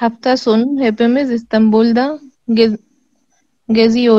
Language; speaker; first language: Turkish; non-native, learner; Urdu